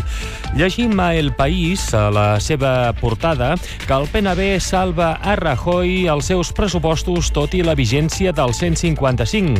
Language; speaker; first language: Catalan; native; Catalan